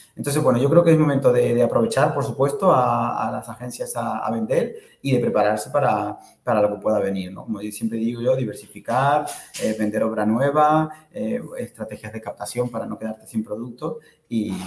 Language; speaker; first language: Spanish; native; Spanish